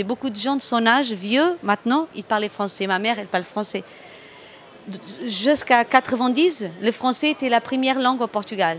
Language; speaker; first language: French; non-native, fluent; Portuguese